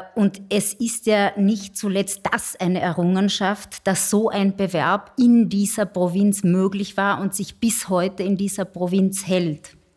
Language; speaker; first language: German; native; German